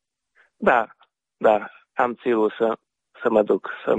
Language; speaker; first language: Romanian; early bilingual, heritage; Romanian